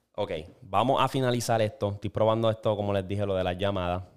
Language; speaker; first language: Spanish; native; Spanish